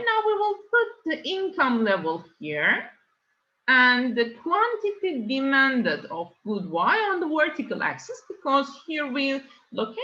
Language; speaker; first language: English; non-native, fluent; Turkish